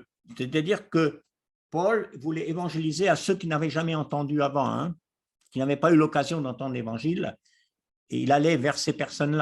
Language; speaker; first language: French; native; French